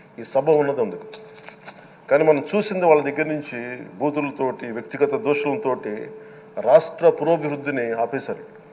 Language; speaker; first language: Telugu; native; Telugu